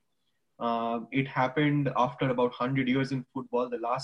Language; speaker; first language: English; non-native, local second language; Bangla